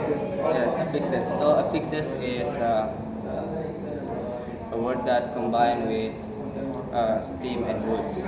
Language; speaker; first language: English; non-native, learner; Indonesian